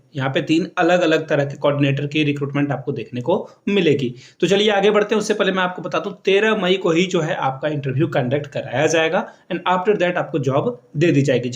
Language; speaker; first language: Hindi; native; Hindi